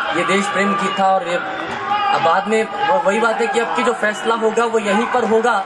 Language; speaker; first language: Hindi; native; Hindi